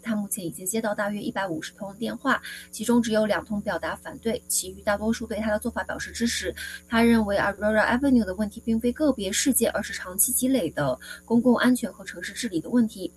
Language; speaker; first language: Chinese; native; Chinese